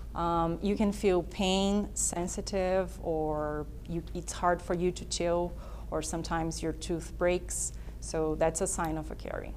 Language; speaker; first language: English; non-native, fluent; Portuguese